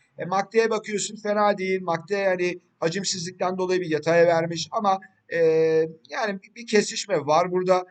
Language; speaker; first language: Turkish; early bilingual, heritage; Turkish